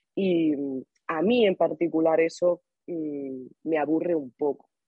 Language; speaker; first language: Spanish; native; Spanish